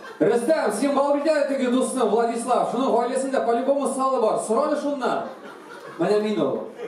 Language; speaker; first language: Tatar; non-native, local second language; Russian